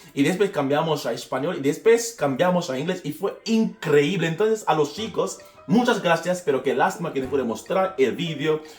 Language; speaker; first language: Spanish; non-native, fluent; English